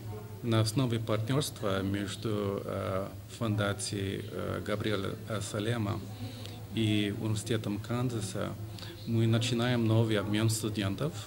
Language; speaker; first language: Russian; non-native, fluent; English